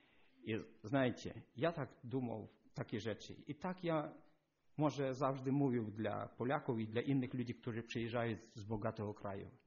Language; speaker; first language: Polish; non-native, learner; Ukrainian